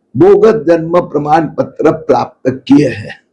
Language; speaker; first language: Hindi; non-native, local second language; Marathi